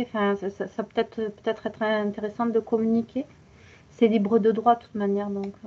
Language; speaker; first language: French; native; French